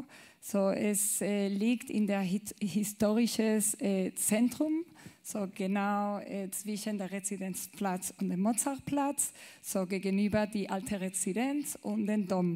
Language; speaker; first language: German; non-native, learner; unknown